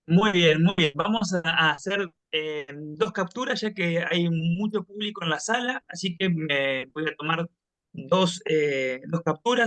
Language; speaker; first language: Spanish; native; Spanish